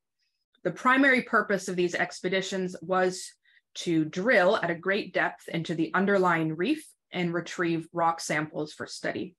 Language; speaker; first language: English; native; English